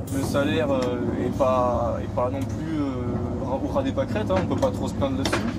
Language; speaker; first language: French; native; French